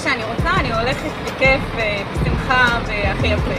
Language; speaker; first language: Hebrew; non-native, local second language; Arabic